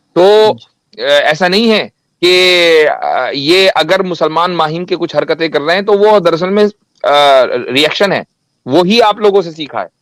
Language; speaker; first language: Hindi; native; Hindi